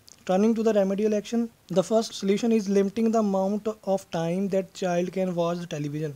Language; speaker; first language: English; non-native, local second language; Punjabi